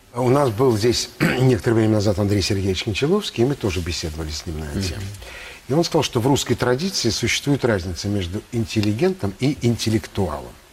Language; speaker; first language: Russian; native; Russian